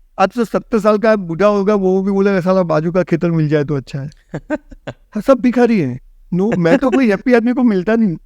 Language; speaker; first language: Hindi; non-native, local second language; Gujarati